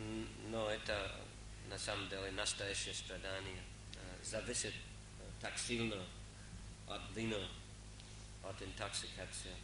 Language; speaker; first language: Russian; non-native, fluent; English